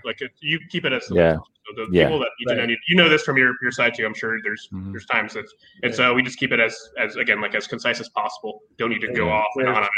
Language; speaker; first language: English; native; English